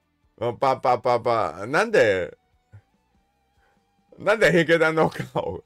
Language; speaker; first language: Japanese; non-native, learner; English